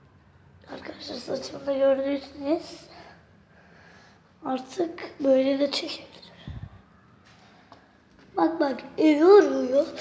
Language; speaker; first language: Turkish; native; Turkish